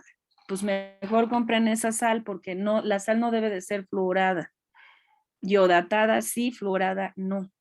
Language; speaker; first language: Spanish; native; Spanish